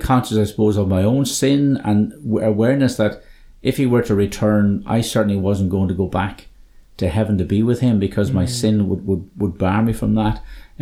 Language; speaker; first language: English; native; English